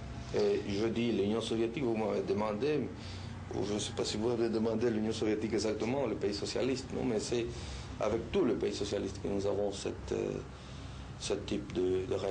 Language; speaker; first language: French; non-native, fluent; Spanish